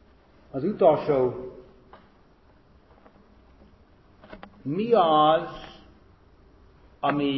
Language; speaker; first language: Hungarian; non-native, fluent; English